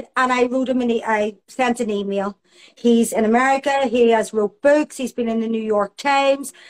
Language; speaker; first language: English; native; English